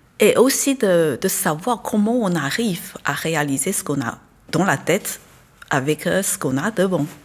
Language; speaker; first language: French; non-native, fluent; Chinese